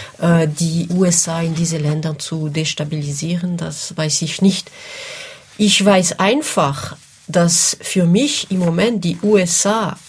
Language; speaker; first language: German; non-native, local second language; French